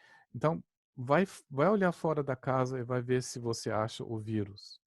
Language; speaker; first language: Portuguese; non-native, fluent; German